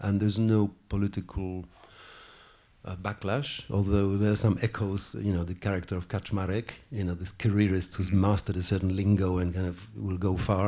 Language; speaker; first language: English; non-native, fluent; Polish